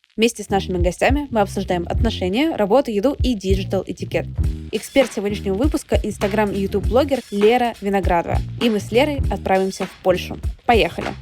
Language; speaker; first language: Russian; native; Russian